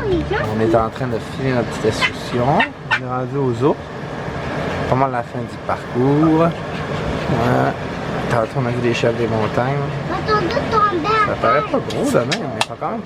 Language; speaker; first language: French; native; French